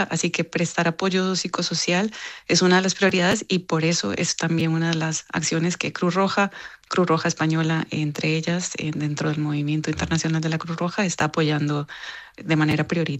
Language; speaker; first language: Spanish; native; Spanish